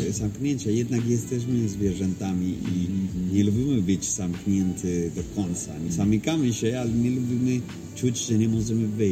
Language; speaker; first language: Polish; non-native, fluent; Spanish